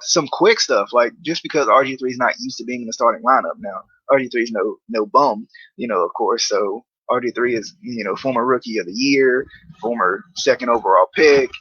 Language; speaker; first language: English; native; English